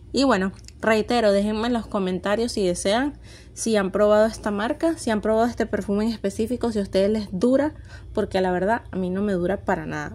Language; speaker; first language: Spanish; native; Spanish